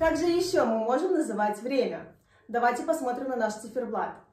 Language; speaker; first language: Russian; native; Russian